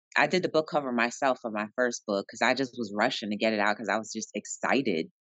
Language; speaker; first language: English; native; English